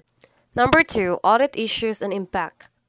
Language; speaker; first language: English; non-native, local second language; Cebuano